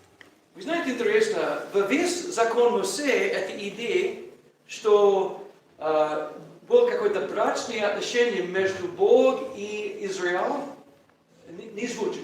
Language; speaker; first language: Russian; non-native, learner; English